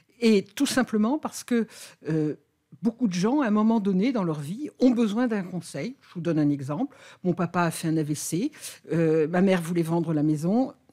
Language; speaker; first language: French; native; French